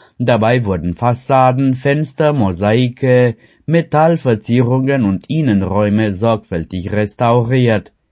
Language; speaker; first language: German; non-native, fluent; Romanian